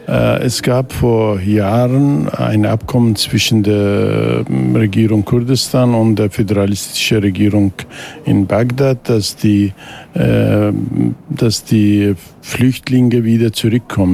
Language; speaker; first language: German; non-native, fluent; Kurdish